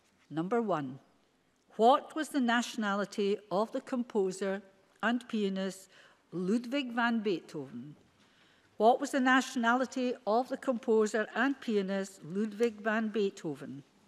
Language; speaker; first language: English; native; English